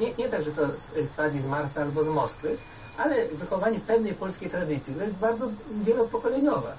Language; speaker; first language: Polish; native; Polish